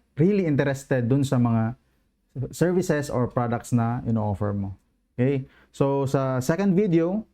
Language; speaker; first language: Filipino; non-native, local second language; Cebuano